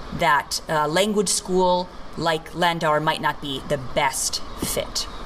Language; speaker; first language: English; native; English